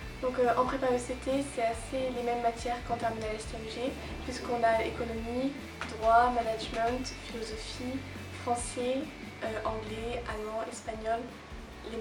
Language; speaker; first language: French; native; French